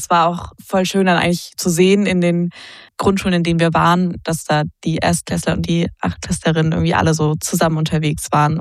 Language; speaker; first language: German; native; German